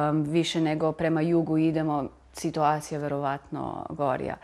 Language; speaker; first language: Serbian; non-native, fluent; Slovenian